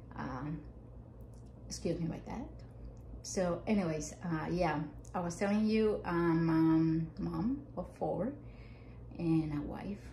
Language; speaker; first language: English; non-native, fluent; Spanish